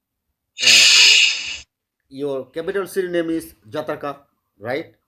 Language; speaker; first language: English; non-native, learner; Bangla